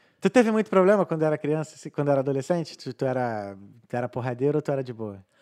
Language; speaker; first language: Portuguese; native; Portuguese